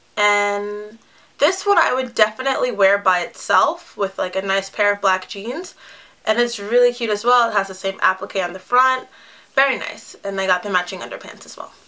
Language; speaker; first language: English; native; English